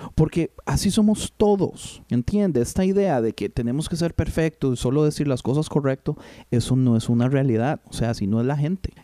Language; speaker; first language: Spanish; native; Spanish